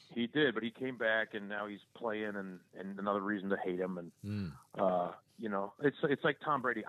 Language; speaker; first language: English; native; English